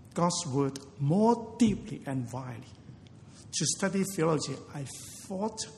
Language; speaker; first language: English; non-native, local second language; Cantonese